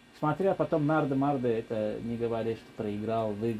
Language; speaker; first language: Russian; native; Russian